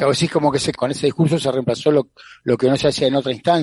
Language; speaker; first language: Spanish; native; Spanish